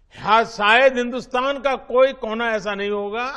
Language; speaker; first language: Hindi; non-native, local second language; Gujarati